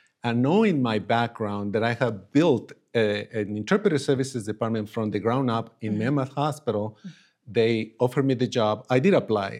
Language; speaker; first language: English; non-native, fluent; Spanish